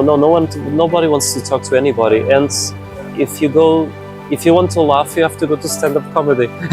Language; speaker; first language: English; non-native, fluent; Portuguese